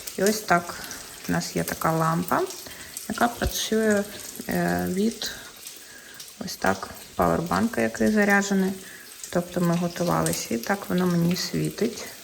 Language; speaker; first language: Ukrainian; non-native, local second language; Russian